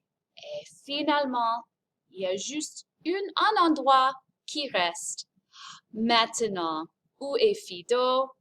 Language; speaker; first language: French; non-native, fluent; English